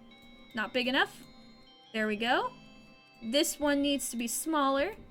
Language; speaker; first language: English; native; English